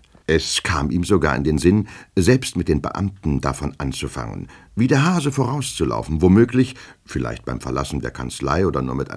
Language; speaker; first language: German; native; German